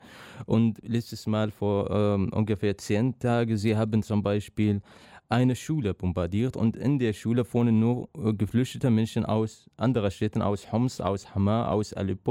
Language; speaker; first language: German; non-native, learner; Arabic